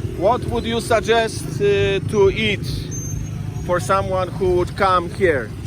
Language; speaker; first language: English; non-native, fluent; Polish